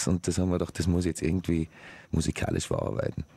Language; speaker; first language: German; native; German